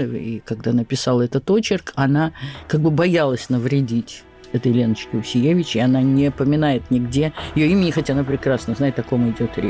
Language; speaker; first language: Russian; native; Russian